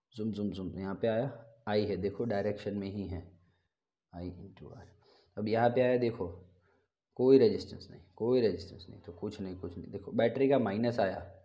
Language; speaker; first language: Hindi; non-native, local second language; Gujarati